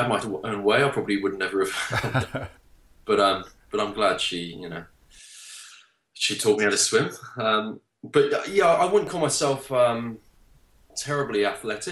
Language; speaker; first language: English; native; English